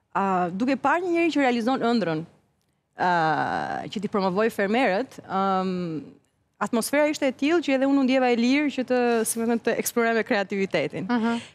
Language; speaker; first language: Albanian; native; Albanian